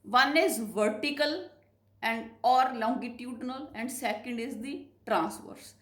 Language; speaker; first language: English; non-native, local second language; Punjabi